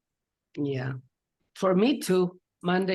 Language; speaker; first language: English; non-native, fluent; Spanish